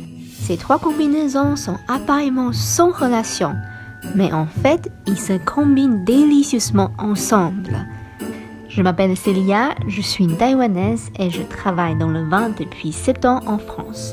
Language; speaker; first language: French; non-native, fluent; Chinese